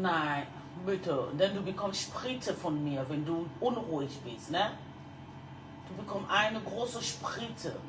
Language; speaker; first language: German; non-native, learner; French